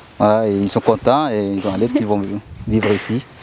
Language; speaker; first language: French; non-native, learner; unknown